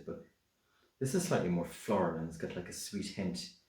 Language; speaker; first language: English; native; English